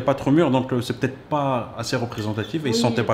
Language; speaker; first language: French; native; French